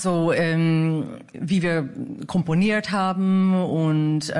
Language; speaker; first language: German; non-native, fluent; English